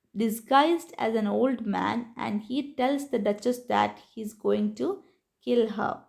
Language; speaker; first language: English; non-native, local second language; Malayalam